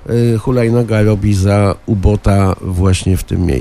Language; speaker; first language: Polish; native; Polish